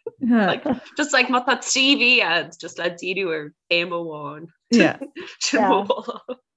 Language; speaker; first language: Irish; native; Irish